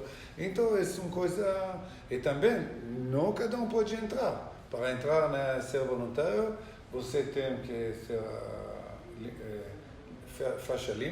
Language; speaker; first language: Portuguese; non-native, learner; Hebrew